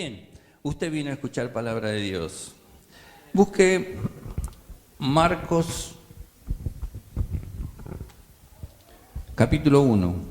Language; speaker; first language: Spanish; native; Spanish